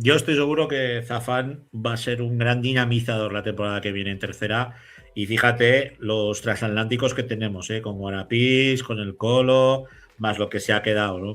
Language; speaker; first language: Spanish; native; Spanish